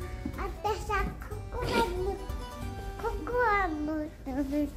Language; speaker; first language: Japanese; native; Japanese